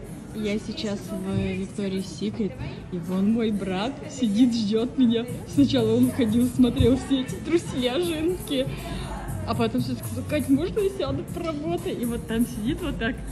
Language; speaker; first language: Russian; native; Russian